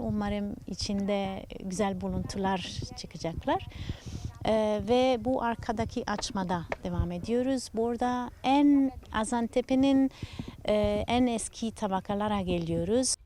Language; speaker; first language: Turkish; non-native, learner; Italian